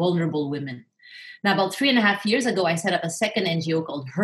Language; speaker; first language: English; non-native, local second language; French